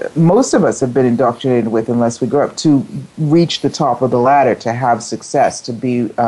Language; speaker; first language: English; native; English